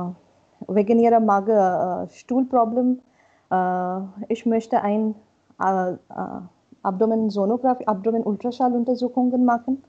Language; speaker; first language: German; non-native, learner; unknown